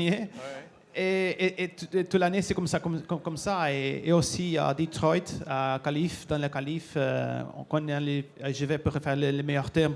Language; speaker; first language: French; non-native, learner; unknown